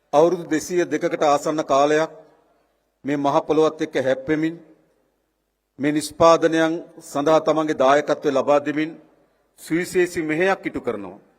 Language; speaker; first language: Sinhala; native; Sinhala